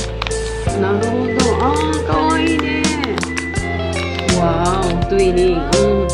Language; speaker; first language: Japanese; non-native, learner; Filipino